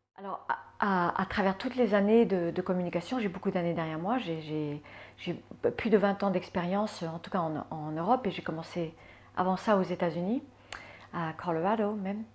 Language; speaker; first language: French; early bilingual, other home language; English